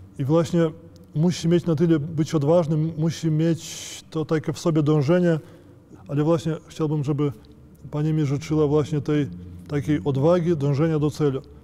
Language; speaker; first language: Polish; native; Polish